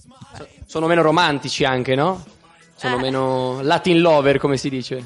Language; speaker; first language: Italian; native; Italian